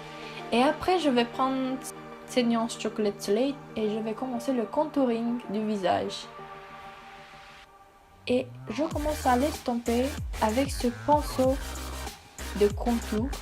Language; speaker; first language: French; non-native, fluent; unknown